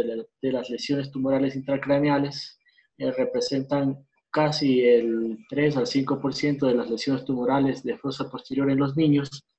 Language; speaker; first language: Spanish; native; Spanish